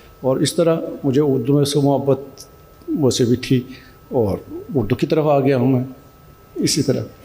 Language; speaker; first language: Urdu; non-native, fluent; Turkish